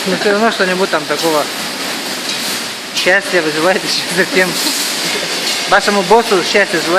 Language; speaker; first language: Russian; non-native, fluent; Lithuanian